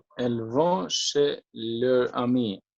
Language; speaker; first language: French; non-native, learner; Albanian